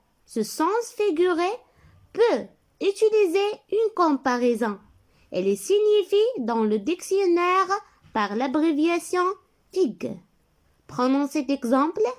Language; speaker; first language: French; non-native, local second language; Arabic